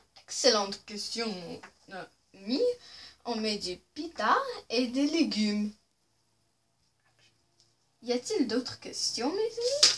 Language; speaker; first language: French; non-native, local second language; English